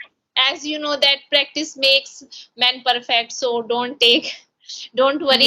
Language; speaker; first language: English; non-native, local second language; Hindi